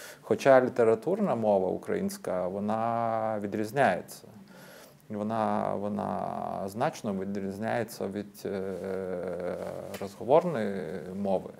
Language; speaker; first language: Ukrainian; non-native, fluent; Lithuanian